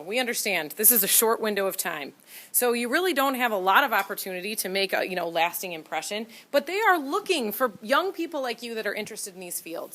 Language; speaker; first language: English; native; English